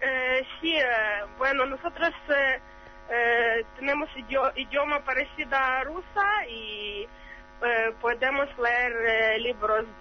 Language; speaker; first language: Spanish; non-native, learner; Ukrainian